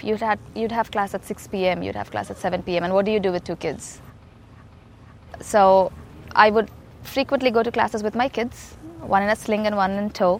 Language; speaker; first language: English; non-native, local second language; Telugu